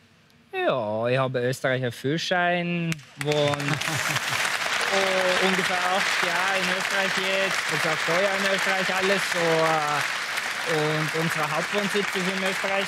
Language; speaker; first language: German; non-native, fluent; Norwegian